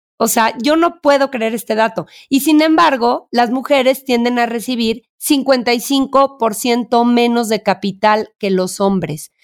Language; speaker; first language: Spanish; native; Spanish